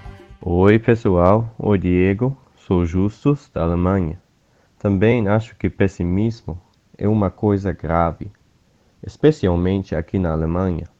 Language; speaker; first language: Portuguese; non-native, fluent; German